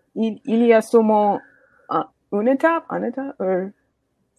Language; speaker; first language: French; non-native, learner; English